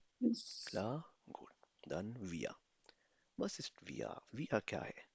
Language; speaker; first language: German; non-native, fluent; Urdu